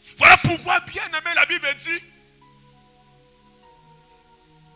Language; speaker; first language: French; non-native, local second language; Lingala